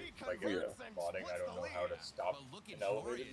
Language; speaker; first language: English; native; English